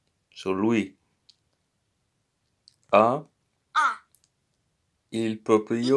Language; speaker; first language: Italian; non-native, fluent; English